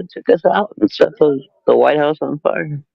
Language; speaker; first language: English; native; English